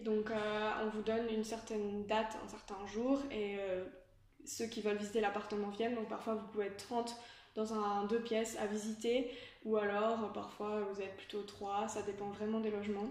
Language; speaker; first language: French; native; French